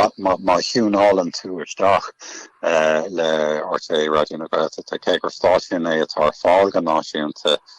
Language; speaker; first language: Irish; native; Irish